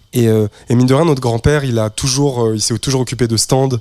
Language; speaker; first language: French; native; French